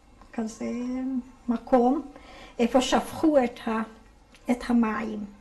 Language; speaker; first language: Hebrew; non-native, fluent; Hungarian